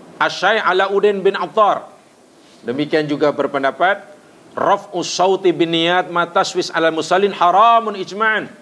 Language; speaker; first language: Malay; native; Malay